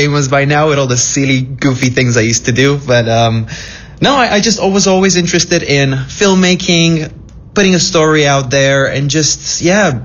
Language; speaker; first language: English; non-native, fluent; Romanian